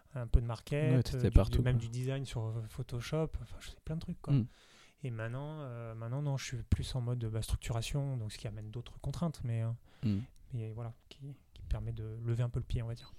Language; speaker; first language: French; native; French